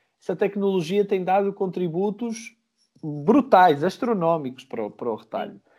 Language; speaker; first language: Portuguese; native; Portuguese